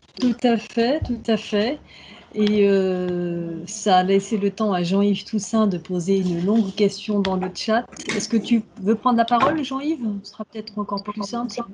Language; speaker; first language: French; native; French